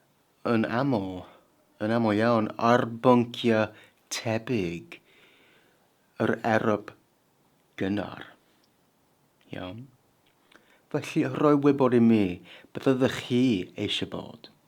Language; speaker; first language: Welsh; non-native, fluent; English